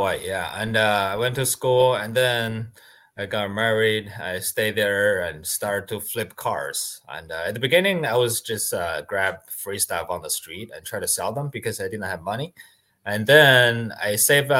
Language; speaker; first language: English; non-native, fluent; Chinese